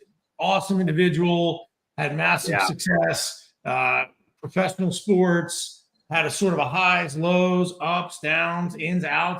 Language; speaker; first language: English; native; English